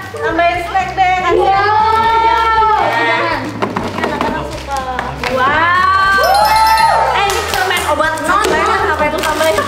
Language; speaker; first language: Indonesian; native; Indonesian